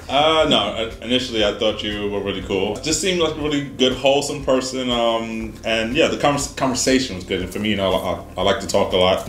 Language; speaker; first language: English; native; English